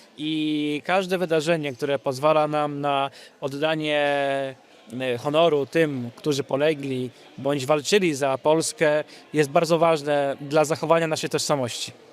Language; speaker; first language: Polish; native; Polish